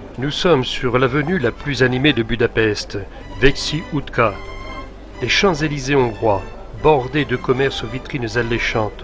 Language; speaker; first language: French; native; French